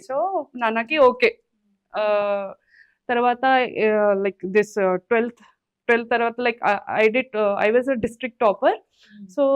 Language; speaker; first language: Telugu; non-native, learner; Hindi